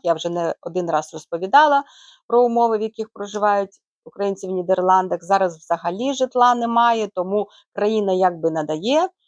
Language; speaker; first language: Ukrainian; native; Ukrainian